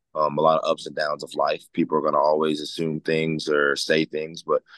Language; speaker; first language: English; native; English